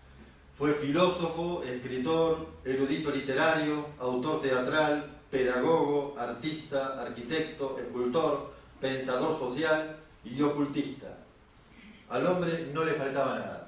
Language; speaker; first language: Spanish; native; Spanish